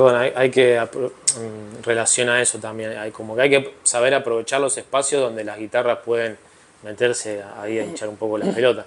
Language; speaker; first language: Spanish; native; Spanish